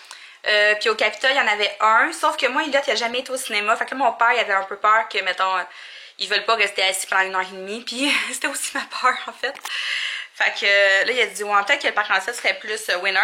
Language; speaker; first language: French; native; French